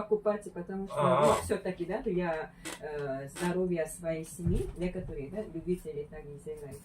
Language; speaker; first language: Russian; non-native, fluent; Korean